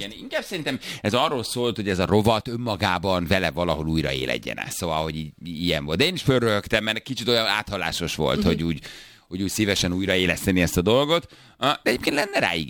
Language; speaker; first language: Hungarian; native; Hungarian